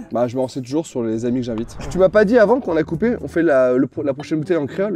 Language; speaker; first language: French; native; French